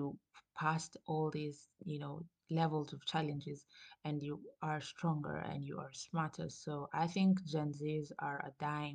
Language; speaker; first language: English; non-native, local second language; Swahili